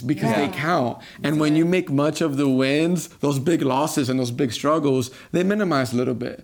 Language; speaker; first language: English; native; English